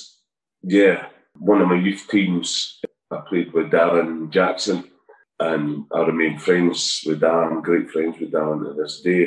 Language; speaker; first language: English; native; English